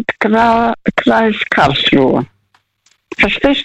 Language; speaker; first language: German; non-native, learner; Russian